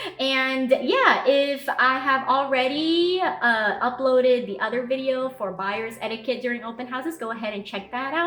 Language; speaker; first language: English; native; English